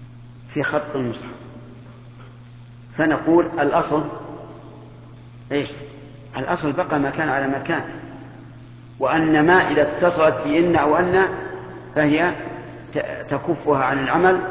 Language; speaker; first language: Arabic; native; Arabic